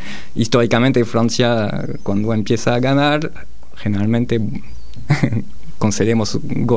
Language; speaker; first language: Spanish; non-native, fluent; French